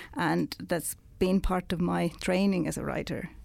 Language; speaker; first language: English; non-native, fluent; Italian